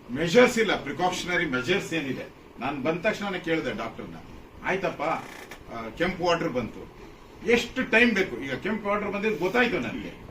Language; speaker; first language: Kannada; native; Kannada